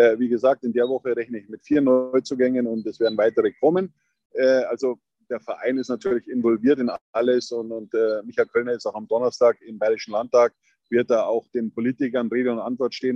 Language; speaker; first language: German; native; German